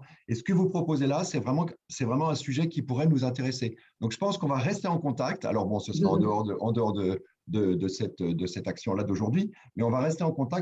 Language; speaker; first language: French; native; French